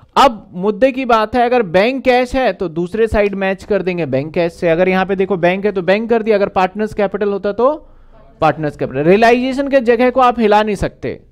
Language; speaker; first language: Hindi; native; Hindi